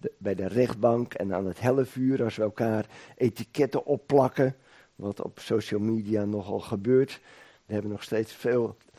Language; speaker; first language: Dutch; native; Dutch